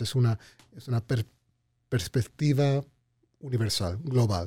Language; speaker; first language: Spanish; early bilingual, heritage; Spanish